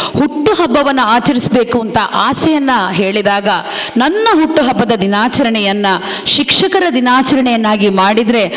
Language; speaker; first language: Kannada; non-native, local second language; Tulu